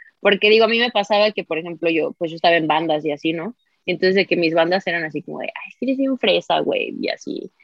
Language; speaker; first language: Spanish; native; Spanish